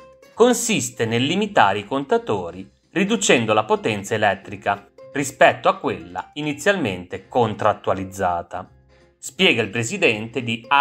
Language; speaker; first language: Italian; native; Italian